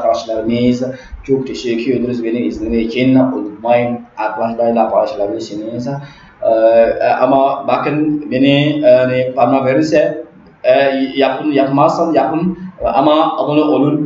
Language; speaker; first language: Turkish; non-native, learner; French